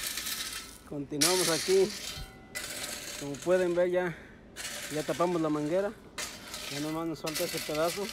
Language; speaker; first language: Spanish; native; Spanish